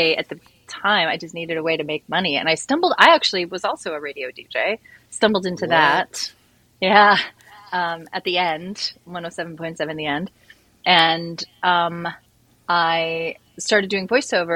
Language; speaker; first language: English; native; English